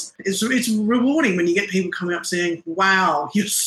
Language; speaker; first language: English; non-native, local second language; Arabic